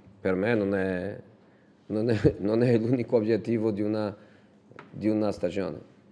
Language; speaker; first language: Italian; non-native, fluent; Portuguese